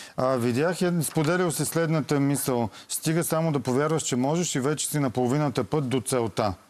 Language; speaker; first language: Bulgarian; native; Bulgarian